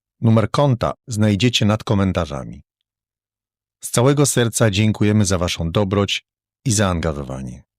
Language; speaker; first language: Polish; native; Polish